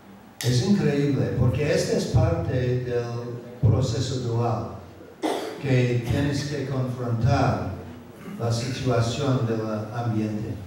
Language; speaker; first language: Spanish; non-native, fluent; English